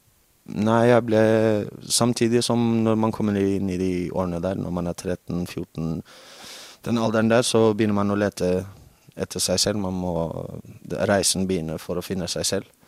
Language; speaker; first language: Norwegian; non-native, fluent; English